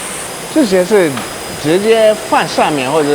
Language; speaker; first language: Chinese; non-native, learner; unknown